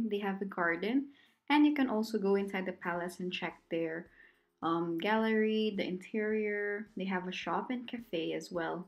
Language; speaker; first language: English; non-native, local second language; Filipino